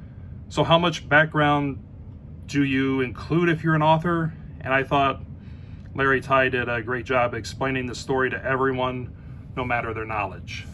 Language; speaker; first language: English; native; English